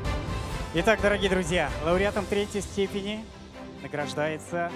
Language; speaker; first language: Russian; native; Russian